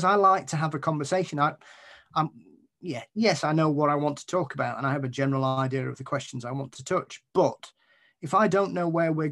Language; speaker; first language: English; native; English